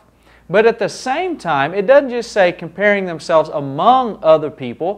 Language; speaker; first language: English; native; English